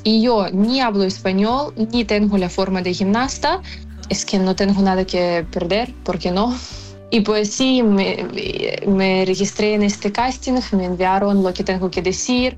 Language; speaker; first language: Spanish; non-native, fluent; Ukrainian